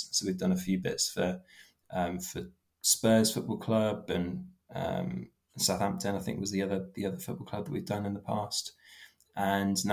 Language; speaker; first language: English; native; English